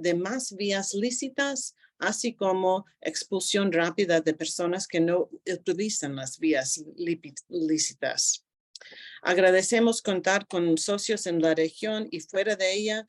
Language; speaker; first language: Spanish; non-native, fluent; English